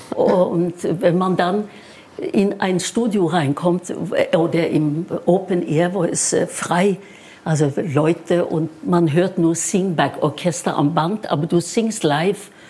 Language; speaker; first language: German; non-native, fluent; Norwegian